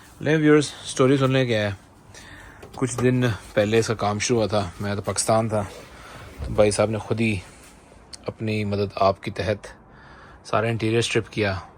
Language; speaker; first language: Urdu; non-native, local second language; Punjabi